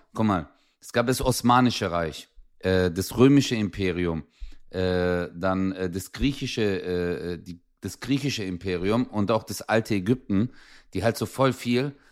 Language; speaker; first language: German; early bilingual, other home language; Turkish